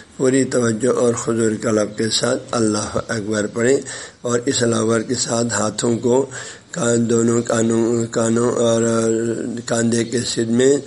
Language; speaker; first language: Urdu; non-native, local second language; Balti